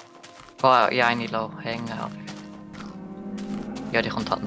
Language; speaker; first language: German; native; German